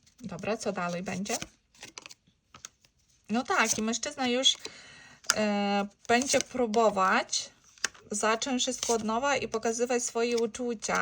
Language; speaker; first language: Polish; non-native, learner; Ukrainian